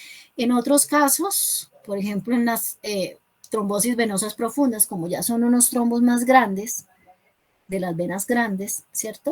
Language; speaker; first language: Spanish; native; Spanish